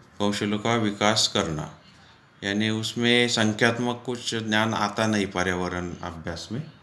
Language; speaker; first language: Hindi; non-native, local second language; Marathi